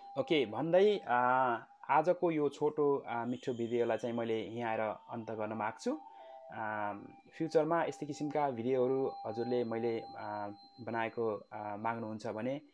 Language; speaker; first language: Nepali; native; Nepali